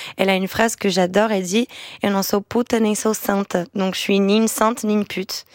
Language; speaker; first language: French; non-native, fluent; Portuguese